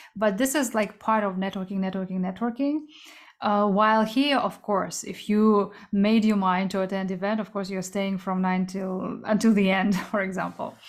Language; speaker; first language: English; early bilingual, other home language; Korean